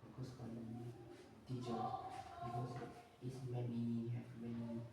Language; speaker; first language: English; non-native, learner; Vietnamese